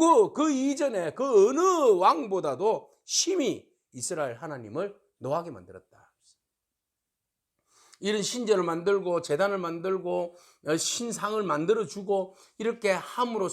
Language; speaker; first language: Korean; native; Korean